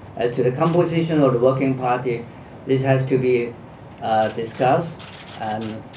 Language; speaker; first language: English; non-native, local second language; Cantonese